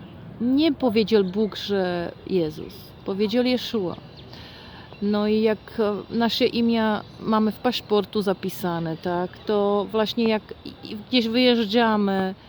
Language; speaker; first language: Polish; non-native, fluent; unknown